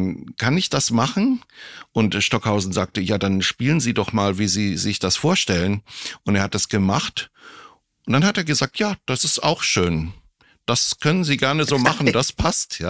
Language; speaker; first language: German; native; German